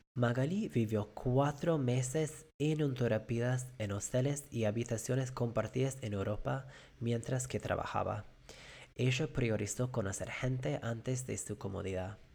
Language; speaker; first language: Spanish; non-native, fluent; English